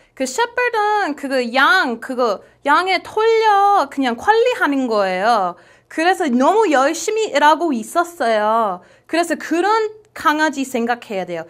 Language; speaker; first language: Korean; non-native, fluent; English